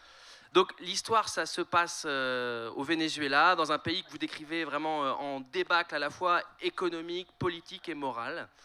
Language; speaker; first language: French; native; French